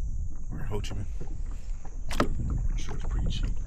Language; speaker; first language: English; native; English